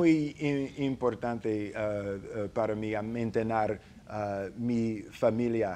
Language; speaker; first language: Spanish; non-native, learner; English